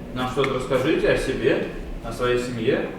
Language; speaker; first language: Russian; native; Russian